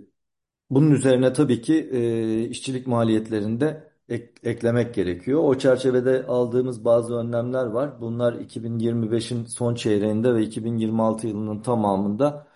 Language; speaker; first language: Turkish; native; Turkish